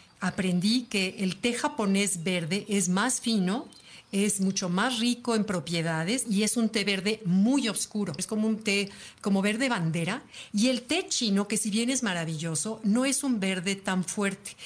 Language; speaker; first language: Spanish; native; Spanish